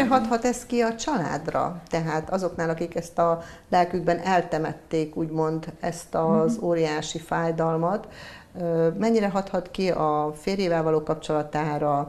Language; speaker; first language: Hungarian; native; Hungarian